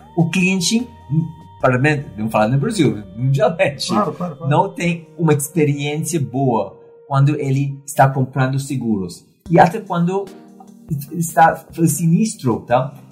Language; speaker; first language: Portuguese; non-native, fluent; English